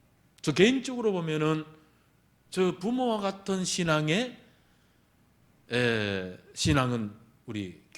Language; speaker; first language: Korean; early bilingual, heritage; Korean